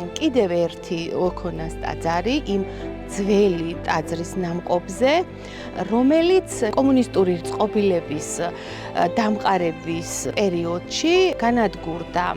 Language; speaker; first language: Georgian; native; Georgian